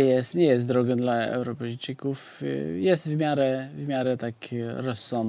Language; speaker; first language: Polish; non-native, fluent; Albanian